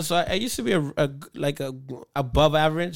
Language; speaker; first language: English; early bilingual, other home language; Spanish